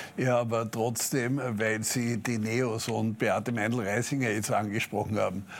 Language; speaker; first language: German; native; German